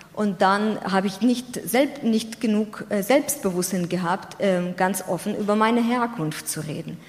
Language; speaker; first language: German; non-native, fluent; Ukrainian